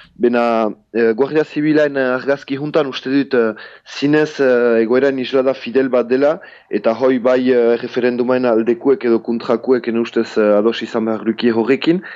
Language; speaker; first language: Basque; native; Basque